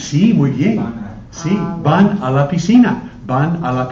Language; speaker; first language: Spanish; non-native, fluent; English